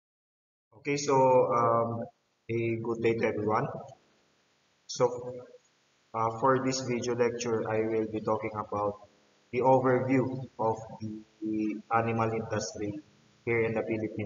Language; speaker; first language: English; non-native, local second language; Filipino